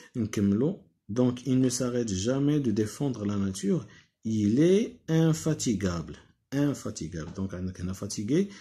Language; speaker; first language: French; non-native, local second language; Arabic